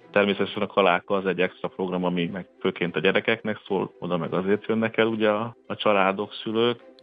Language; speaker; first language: Hungarian; native; Hungarian